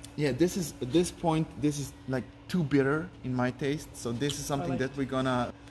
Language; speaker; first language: English; non-native, fluent; Serbian